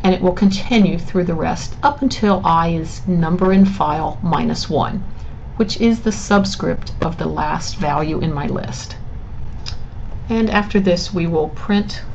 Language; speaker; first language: English; native; English